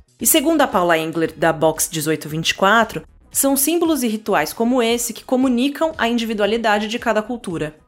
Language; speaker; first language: Portuguese; native; Portuguese